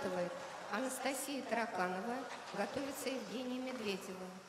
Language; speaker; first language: Russian; native; Russian